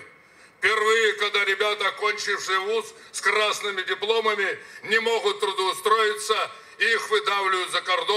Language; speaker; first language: Russian; native; Russian